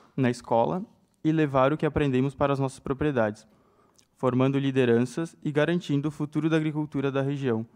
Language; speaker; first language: Portuguese; native; Portuguese